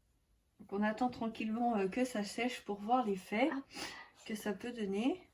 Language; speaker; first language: French; native; French